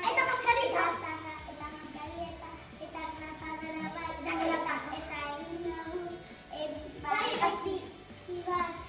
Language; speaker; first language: Basque; non-native, local second language; Spanish